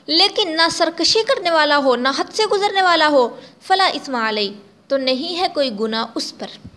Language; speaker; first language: Urdu; native; Urdu